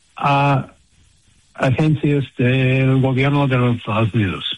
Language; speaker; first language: Spanish; non-native, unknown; English